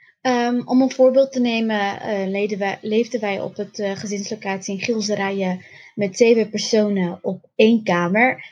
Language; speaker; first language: Dutch; early bilingual, other home language; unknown